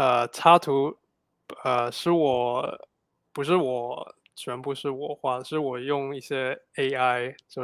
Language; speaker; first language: Chinese; non-native, fluent; English